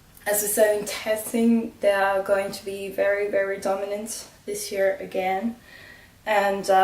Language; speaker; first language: English; non-native, fluent; French